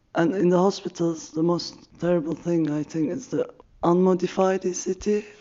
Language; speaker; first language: English; non-native, fluent; Turkish